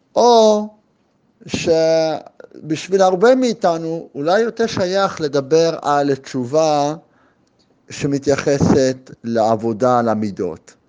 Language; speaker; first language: Hebrew; native; Hebrew